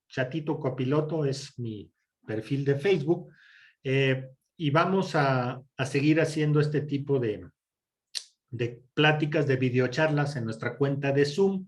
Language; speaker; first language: Spanish; native; Spanish